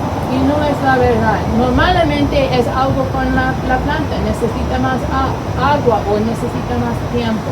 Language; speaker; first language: Spanish; non-native, learner; English